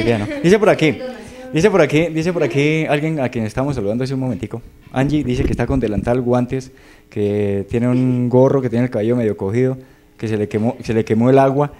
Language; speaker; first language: Spanish; native; Spanish